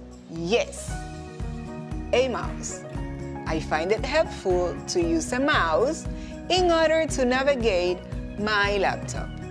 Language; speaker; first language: English; non-native, fluent; Spanish